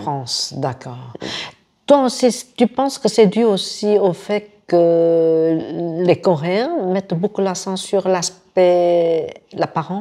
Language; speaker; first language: French; non-native, fluent; Korean